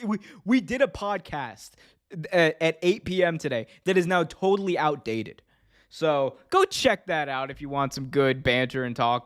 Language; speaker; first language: English; native; English